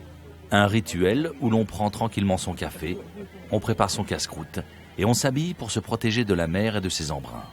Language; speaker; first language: French; native; French